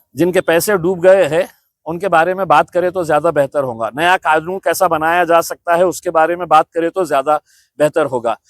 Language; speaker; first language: Hindi; non-native, local second language; Marathi